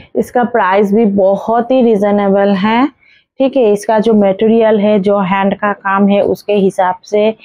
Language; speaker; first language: Hindi; non-native, local second language; Bangla